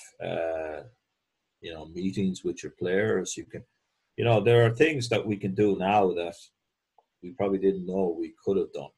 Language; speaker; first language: English; native; English